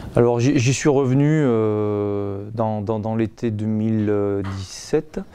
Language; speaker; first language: French; native; French